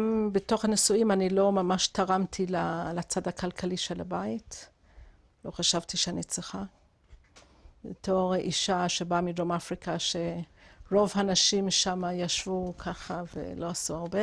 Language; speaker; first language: Hebrew; non-native, fluent; English